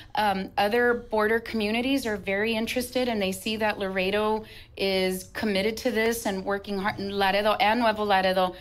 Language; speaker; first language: English; native; English